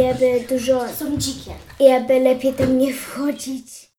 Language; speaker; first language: Polish; early bilingual, heritage; Polish